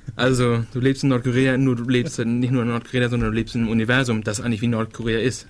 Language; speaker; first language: German; non-native, fluent; Danish